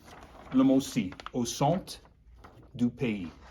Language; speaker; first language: French; non-native, learner; English